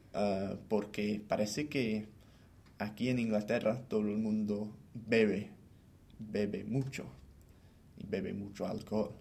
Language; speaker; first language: Spanish; non-native, fluent; English